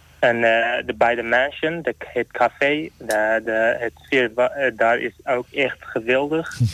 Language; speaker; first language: Dutch; non-native, learner; Arabic